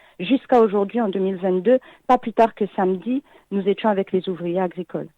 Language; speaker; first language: French; native; French